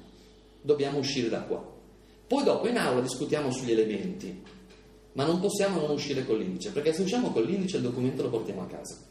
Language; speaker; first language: Italian; native; Italian